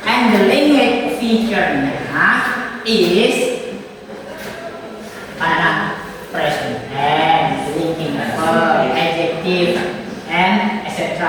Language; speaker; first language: English; non-native, fluent; Indonesian